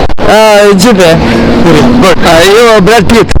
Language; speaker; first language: English; non-native, learner; Ukrainian